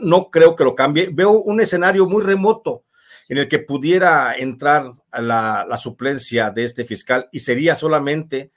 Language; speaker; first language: Spanish; native; Spanish